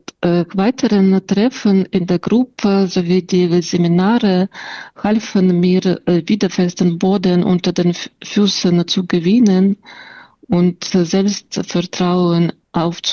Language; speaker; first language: German; non-native, fluent; Russian